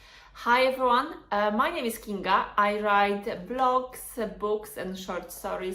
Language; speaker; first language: English; non-native, fluent; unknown